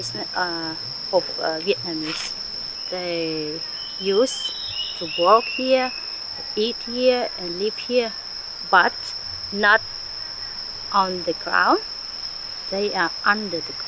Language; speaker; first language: English; non-native, learner; Vietnamese